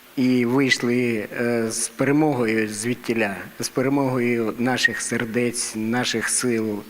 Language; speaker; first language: Ukrainian; non-native, local second language; Russian